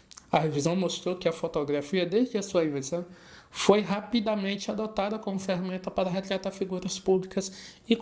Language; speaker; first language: Portuguese; native; Portuguese